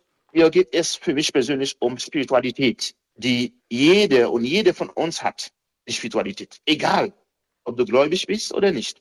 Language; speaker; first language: German; non-native, fluent; Haitian Creole